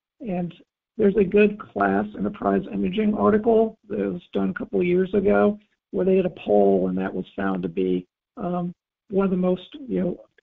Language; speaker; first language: English; native; English